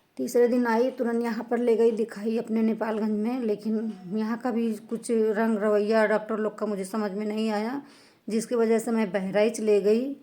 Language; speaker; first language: Hindi; native; Hindi